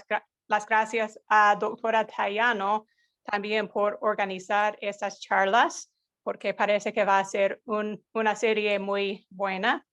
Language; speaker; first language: Spanish; non-native, fluent; English